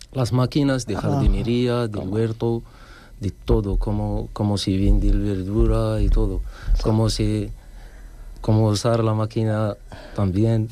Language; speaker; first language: Spanish; non-native, learner; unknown